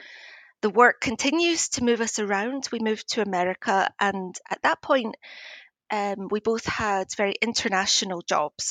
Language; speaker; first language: English; native; English